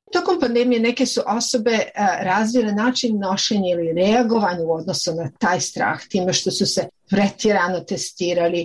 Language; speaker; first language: Serbian; native; Serbian